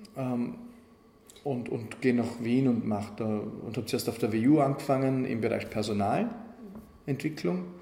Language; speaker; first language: German; native; German